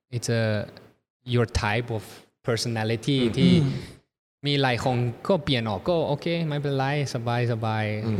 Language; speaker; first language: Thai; early bilingual, heritage; Thai